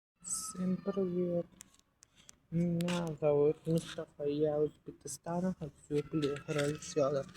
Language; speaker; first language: Russian; non-native, learner; Uzbek